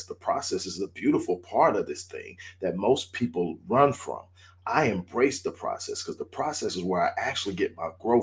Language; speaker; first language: English; native; English